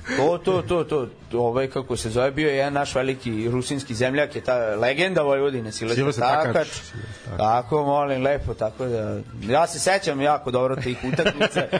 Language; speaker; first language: Serbian; non-native, local second language; Rusyn